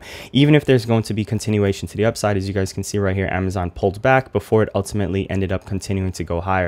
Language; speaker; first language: English; native; English